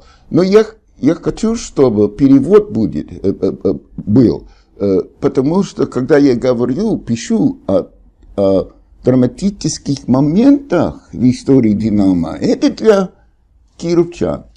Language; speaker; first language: Russian; non-native, fluent; English